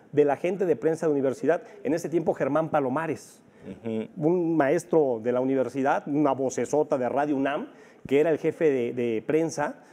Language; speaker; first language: Spanish; native; Spanish